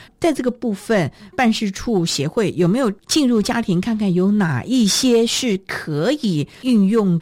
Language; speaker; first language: Chinese; native; Chinese